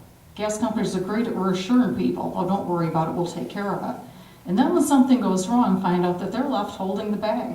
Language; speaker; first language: English; native; English